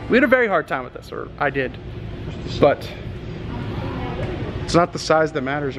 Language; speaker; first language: English; native; English